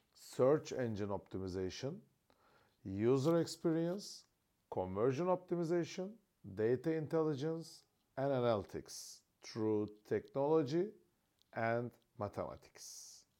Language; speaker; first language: English; non-native, fluent; Turkish